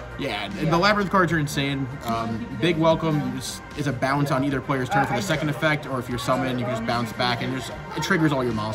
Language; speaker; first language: English; native; English